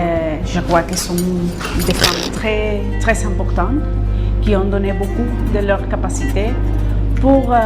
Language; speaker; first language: French; non-native, fluent; Spanish